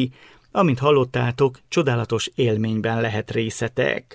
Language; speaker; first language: Hungarian; native; Hungarian